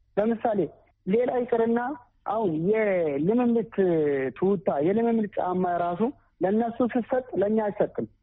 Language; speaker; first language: Amharic; native; Amharic